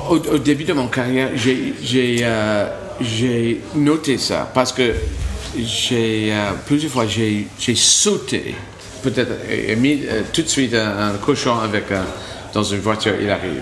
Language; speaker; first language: French; non-native, learner; English